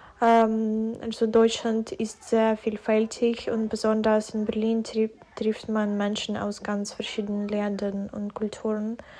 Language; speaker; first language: German; non-native, fluent; Ukrainian